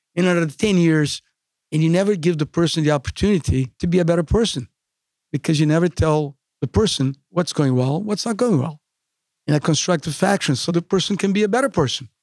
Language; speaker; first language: English; non-native, fluent; Portuguese